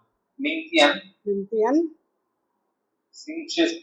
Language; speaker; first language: Chinese; non-native, learner; Tamil